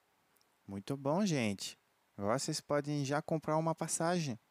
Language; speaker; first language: Portuguese; non-native, fluent; French